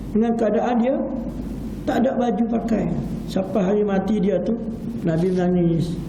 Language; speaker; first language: Malay; early bilingual, heritage; Malay